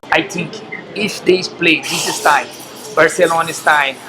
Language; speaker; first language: English; non-native, learner; Portuguese